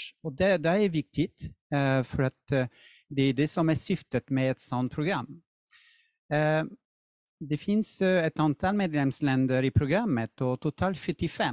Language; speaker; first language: Swedish; non-native, fluent; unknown